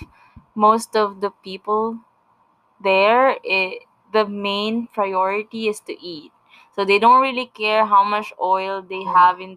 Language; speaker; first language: English; non-native, local second language; Filipino